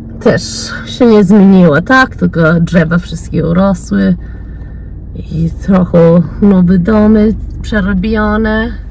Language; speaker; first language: Polish; early bilingual, heritage; Polish